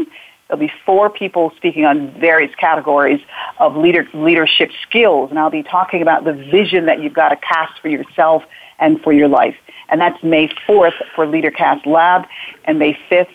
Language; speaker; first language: English; native; English